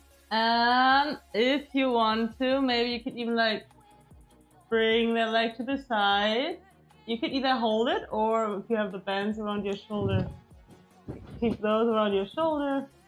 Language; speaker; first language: English; non-native, fluent; German